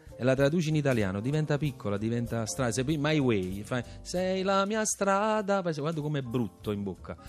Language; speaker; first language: Italian; native; Italian